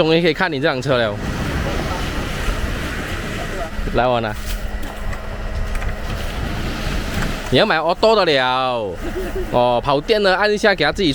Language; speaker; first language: Chinese; native; Chinese